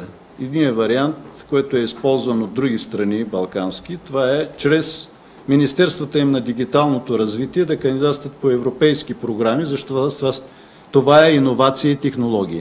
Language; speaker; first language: Bulgarian; native; Bulgarian